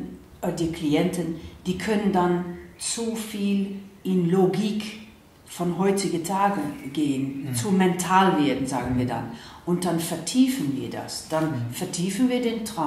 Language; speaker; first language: German; non-native, fluent; Dutch